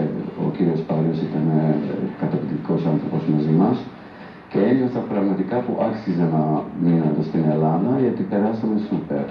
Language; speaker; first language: Greek; non-native, fluent; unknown